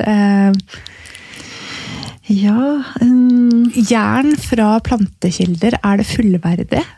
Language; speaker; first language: Norwegian; native; Norwegian